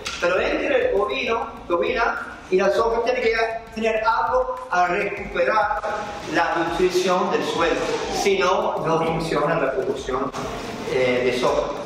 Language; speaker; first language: Spanish; non-native, fluent; English